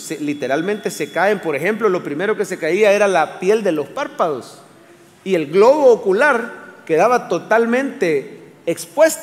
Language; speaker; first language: Spanish; native; Spanish